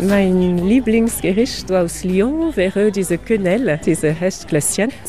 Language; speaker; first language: German; non-native, fluent; French